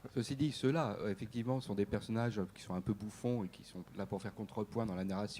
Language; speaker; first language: French; native; French